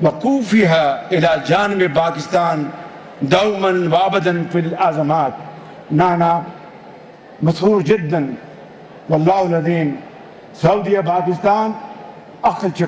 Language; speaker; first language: Arabic; non-native, learner; Urdu